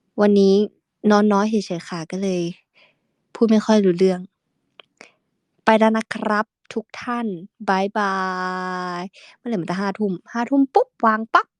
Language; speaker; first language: Thai; native; Thai